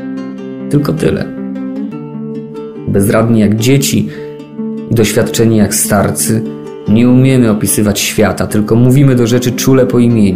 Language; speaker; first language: Polish; native; Polish